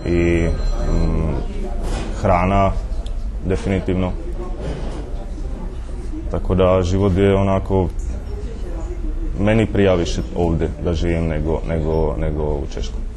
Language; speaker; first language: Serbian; non-native, fluent; Czech